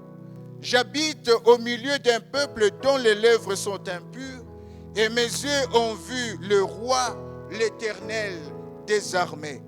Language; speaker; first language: French; non-native, local second language; Lingala